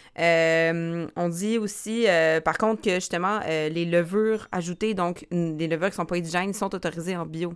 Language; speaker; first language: French; native; French